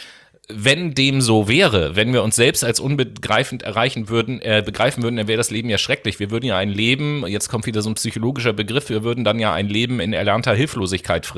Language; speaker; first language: German; native; German